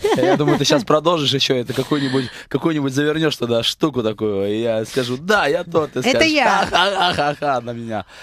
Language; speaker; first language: Russian; native; Russian